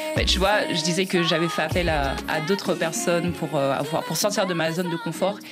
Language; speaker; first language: French; native; French